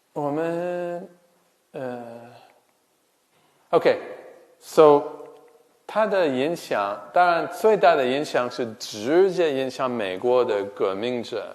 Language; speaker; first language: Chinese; non-native, fluent; English